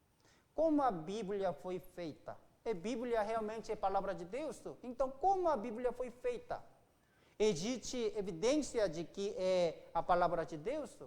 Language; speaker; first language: Portuguese; non-native, fluent; Korean